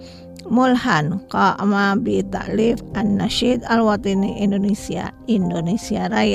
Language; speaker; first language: Arabic; non-native, learner; Indonesian